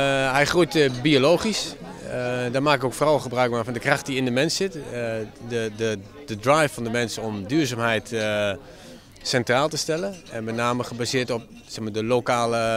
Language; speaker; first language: Dutch; native; Dutch